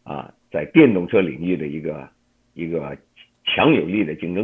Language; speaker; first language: Chinese; native; Chinese